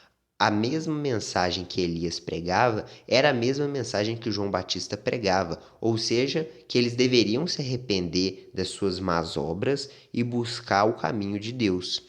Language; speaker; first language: Portuguese; native; Portuguese